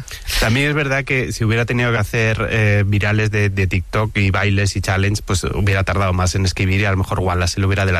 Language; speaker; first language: Spanish; native; Spanish